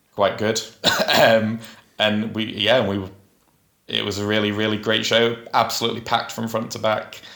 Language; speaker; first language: English; native; English